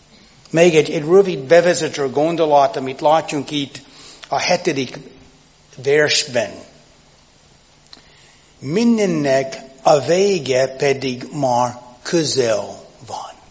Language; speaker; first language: Hungarian; non-native, fluent; English